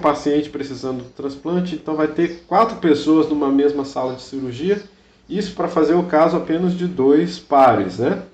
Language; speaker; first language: Portuguese; native; Portuguese